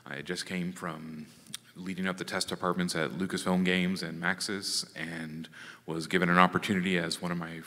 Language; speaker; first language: English; native; English